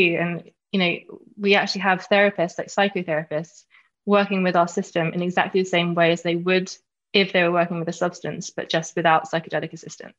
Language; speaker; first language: English; native; English